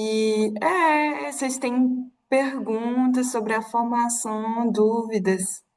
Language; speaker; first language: Portuguese; non-native, fluent; French